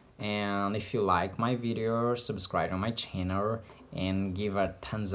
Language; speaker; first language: English; non-native, learner; Portuguese